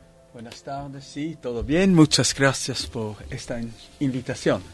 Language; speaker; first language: Spanish; non-native, fluent; Italian